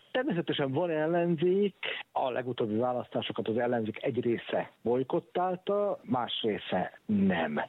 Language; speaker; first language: Hungarian; native; Hungarian